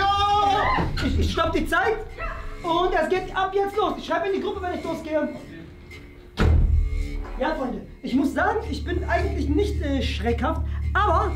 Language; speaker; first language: German; native; German